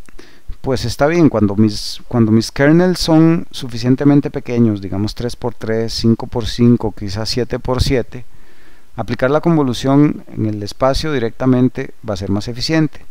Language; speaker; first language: Spanish; native; Spanish